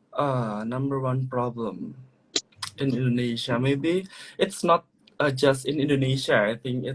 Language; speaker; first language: English; non-native, learner; Indonesian